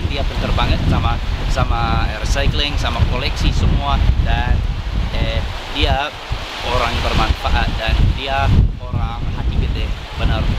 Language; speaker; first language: Indonesian; non-native, fluent; English